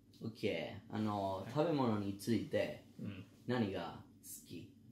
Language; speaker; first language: Japanese; non-native, learner; Spanish